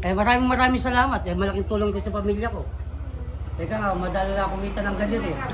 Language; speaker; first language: Filipino; native; Filipino